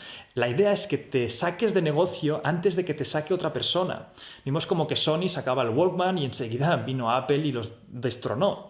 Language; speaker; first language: Spanish; native; Spanish